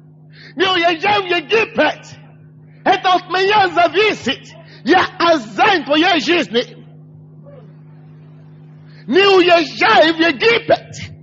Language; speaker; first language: Russian; non-native, fluent; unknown